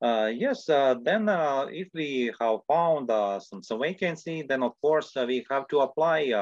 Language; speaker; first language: English; non-native, fluent; Latvian